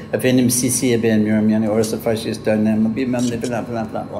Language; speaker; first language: Turkish; non-native, fluent; English